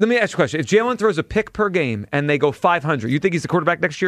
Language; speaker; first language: English; native; English